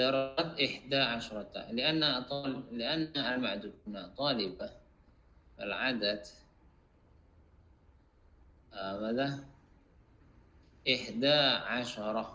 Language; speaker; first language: Arabic; non-native, fluent; Indonesian